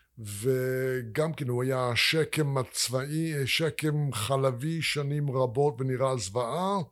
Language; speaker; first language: Hebrew; non-native, fluent; English